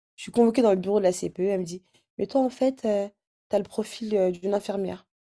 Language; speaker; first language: French; early bilingual, other home language; Arabic